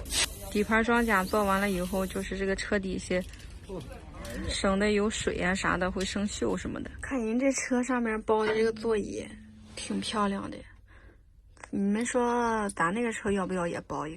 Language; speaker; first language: Chinese; native; Chinese